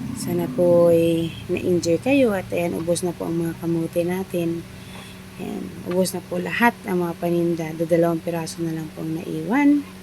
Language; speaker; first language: Filipino; non-native, local second language; Iloko